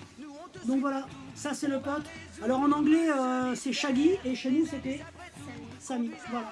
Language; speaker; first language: French; native; French